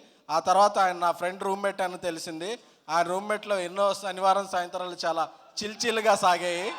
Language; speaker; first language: Telugu; native; Telugu